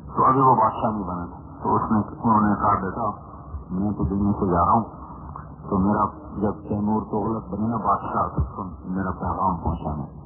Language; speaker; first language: Urdu; non-native, local second language; Punjabi